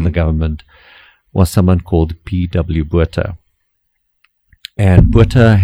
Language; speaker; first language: English; non-native, local second language; Afrikaans